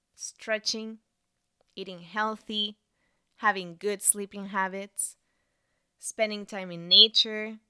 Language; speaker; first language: English; non-native, fluent; Spanish